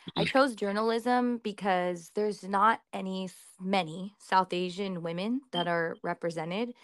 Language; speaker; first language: English; early bilingual, other home language; Hindi